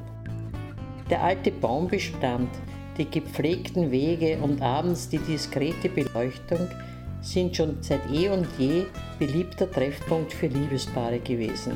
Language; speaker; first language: German; native; German